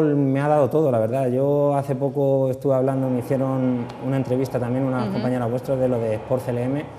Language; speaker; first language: Spanish; native; Spanish